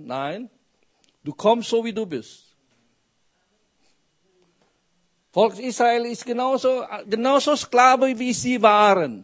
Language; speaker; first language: German; non-native, fluent; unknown